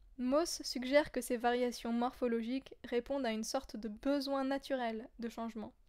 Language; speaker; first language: French; native; French